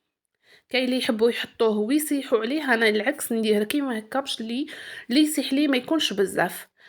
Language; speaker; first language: Arabic; native; Arabic